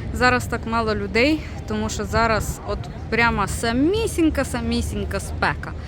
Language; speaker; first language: Ukrainian; non-native, local second language; Russian